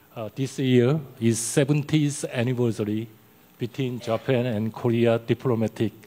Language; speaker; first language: English; non-native, learner; Korean